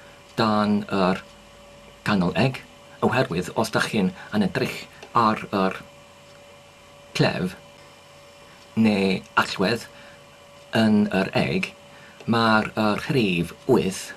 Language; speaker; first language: Welsh; non-native, learner; English